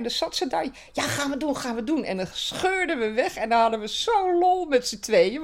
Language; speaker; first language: Dutch; native; Dutch